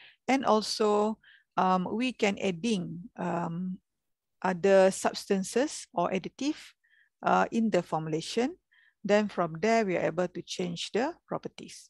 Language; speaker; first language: English; non-native, local second language; Malay